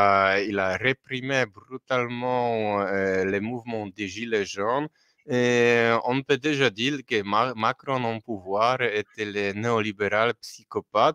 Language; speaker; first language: French; non-native, fluent; Polish